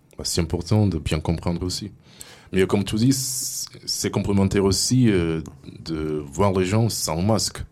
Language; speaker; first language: French; non-native, fluent; Portuguese